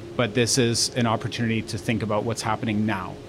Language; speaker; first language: English; native; English